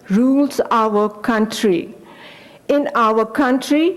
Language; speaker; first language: English; non-native, fluent; Burmese